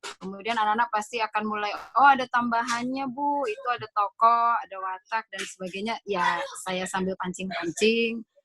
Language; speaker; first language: Indonesian; native; Indonesian